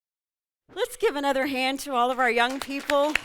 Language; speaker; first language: English; native; English